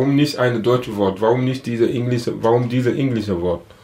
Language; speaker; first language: German; non-native, learner; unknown